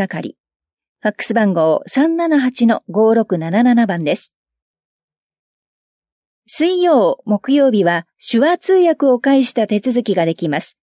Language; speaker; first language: Japanese; native; Japanese